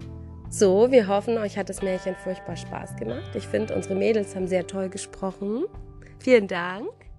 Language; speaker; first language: German; native; German